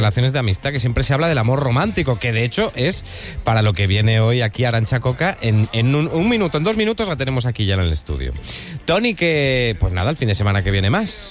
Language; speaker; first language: Spanish; native; Spanish